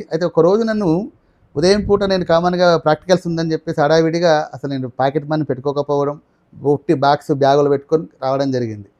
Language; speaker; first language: Telugu; non-native, local second language; Marathi